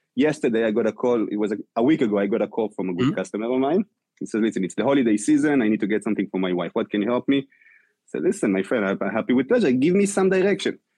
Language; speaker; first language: English; non-native, fluent; Hebrew